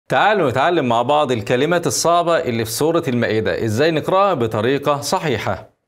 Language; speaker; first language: Arabic; native; Arabic